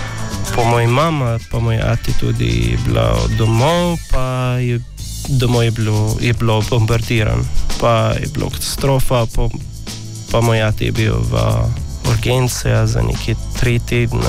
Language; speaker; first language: Slovenian; non-native, learner; Arabic